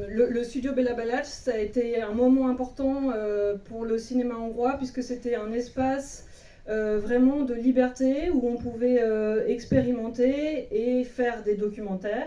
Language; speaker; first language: French; native; French